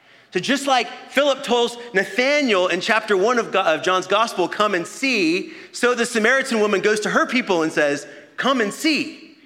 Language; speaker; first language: English; native; English